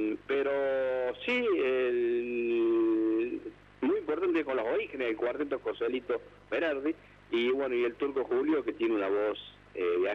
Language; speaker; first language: Spanish; native; Spanish